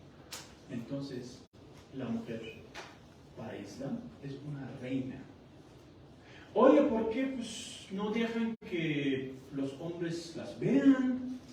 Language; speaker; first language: Spanish; non-native, fluent; Persian